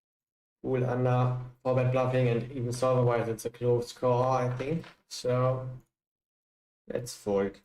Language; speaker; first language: English; non-native, fluent; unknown